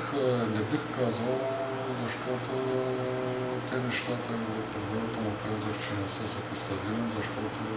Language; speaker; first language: Bulgarian; native; Bulgarian